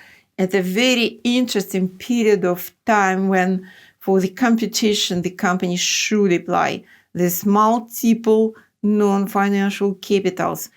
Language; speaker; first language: English; non-native, fluent; Russian